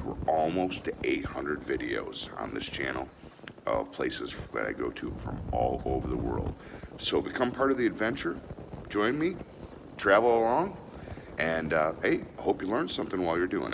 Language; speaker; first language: English; native; English